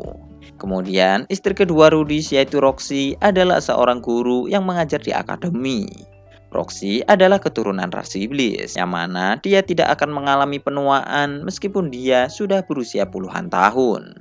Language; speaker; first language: Indonesian; native; Indonesian